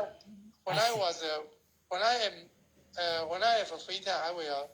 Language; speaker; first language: English; non-native, learner; Chinese